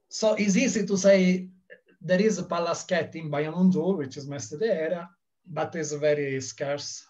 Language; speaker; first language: English; non-native, learner; Italian